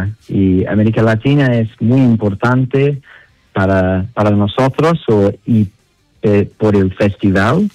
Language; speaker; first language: Spanish; non-native, fluent; English